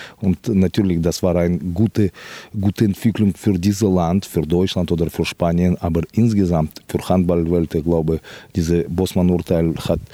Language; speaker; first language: German; non-native, fluent; Russian